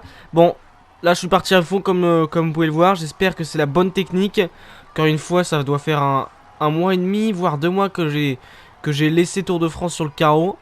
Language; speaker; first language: French; native; French